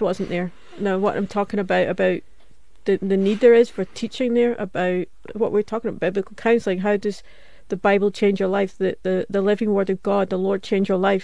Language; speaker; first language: English; native; English